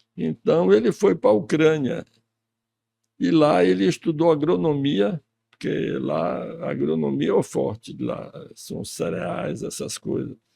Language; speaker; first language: Portuguese; early bilingual, other home language; Russian